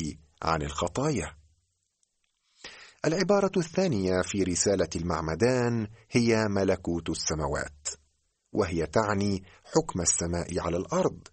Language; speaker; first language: Arabic; native; Arabic